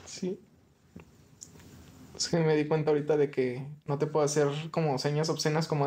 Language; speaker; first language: Spanish; native; Spanish